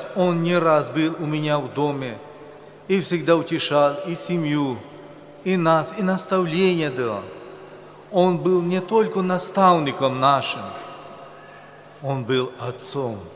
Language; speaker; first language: Russian; non-native, local second language; Romany